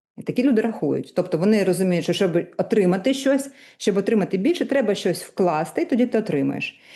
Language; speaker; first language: Ukrainian; non-native, local second language; Russian